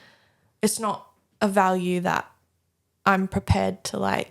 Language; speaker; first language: English; native; English